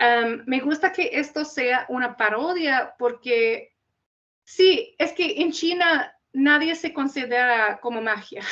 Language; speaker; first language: Spanish; non-native, fluent; English